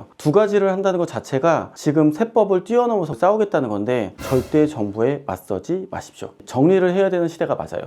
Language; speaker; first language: Korean; native; Korean